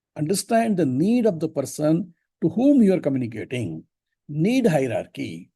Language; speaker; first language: English; non-native, local second language; Kannada